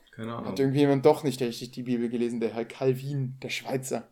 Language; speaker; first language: German; non-native, fluent; Polish